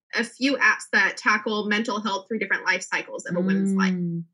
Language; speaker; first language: English; native; English